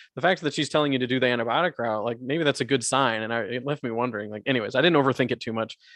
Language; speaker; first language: English; native; English